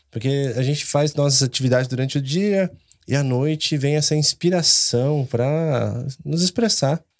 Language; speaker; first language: Portuguese; native; Portuguese